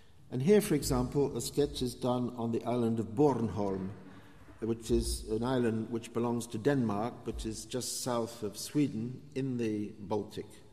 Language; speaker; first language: English; native; English